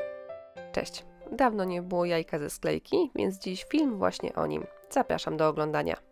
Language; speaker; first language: Polish; native; Polish